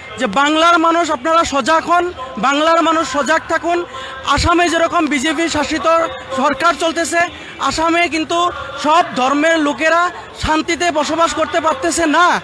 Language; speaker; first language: Bangla; native; Bangla